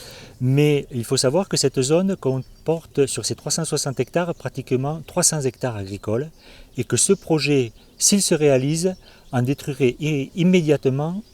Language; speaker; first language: French; native; French